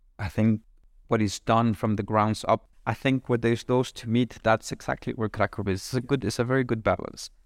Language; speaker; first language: English; non-native, fluent; Spanish